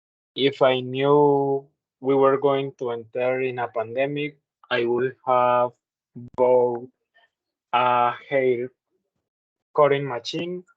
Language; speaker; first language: English; non-native, learner; Spanish